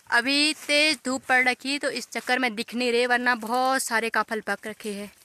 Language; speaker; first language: Hindi; non-native, local second language; Garhwali